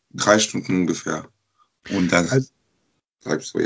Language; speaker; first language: German; non-native, learner; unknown